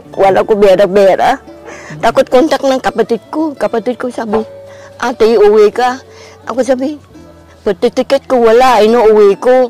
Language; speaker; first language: Filipino; non-native, learner; Vietnamese